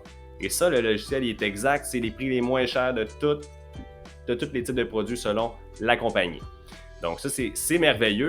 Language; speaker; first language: French; native; French